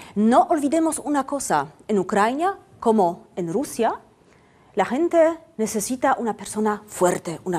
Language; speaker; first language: Spanish; non-native, fluent; Polish